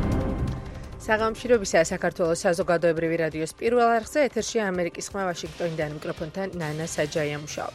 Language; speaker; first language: Georgian; native; Georgian